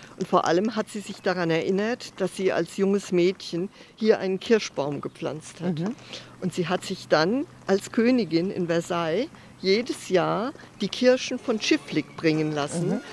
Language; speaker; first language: German; native; German